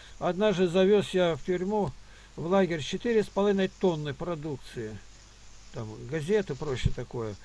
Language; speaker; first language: Russian; native; Russian